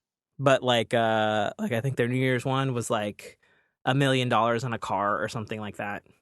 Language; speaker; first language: English; native; English